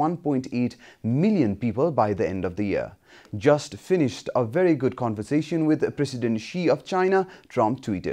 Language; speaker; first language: English; non-native, fluent; Nepali